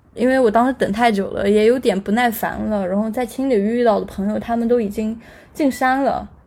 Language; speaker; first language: Chinese; native; Chinese